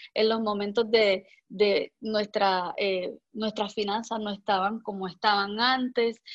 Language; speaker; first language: Spanish; native; Spanish